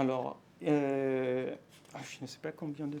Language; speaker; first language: French; non-native, fluent; Portuguese